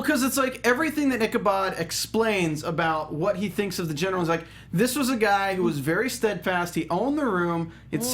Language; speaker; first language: English; native; English